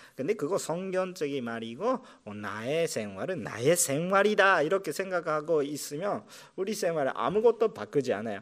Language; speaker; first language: Korean; non-native, fluent; Japanese